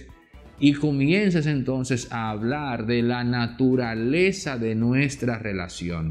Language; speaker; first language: Spanish; native; Spanish